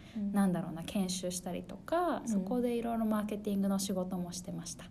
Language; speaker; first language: Japanese; early bilingual, other home language; Chinese